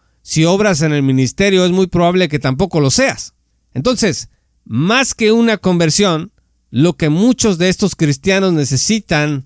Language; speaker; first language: Spanish; native; Spanish